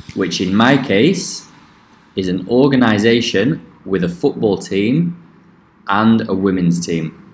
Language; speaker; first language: English; native; English